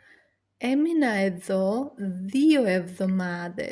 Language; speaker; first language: Greek; non-native, learner; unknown